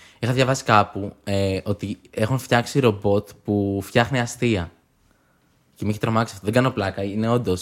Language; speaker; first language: Greek; native; Greek